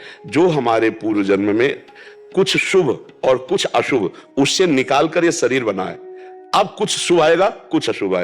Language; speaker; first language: Hindi; native; Hindi